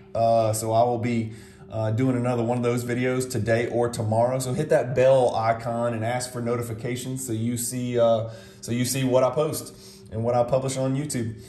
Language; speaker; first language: English; native; English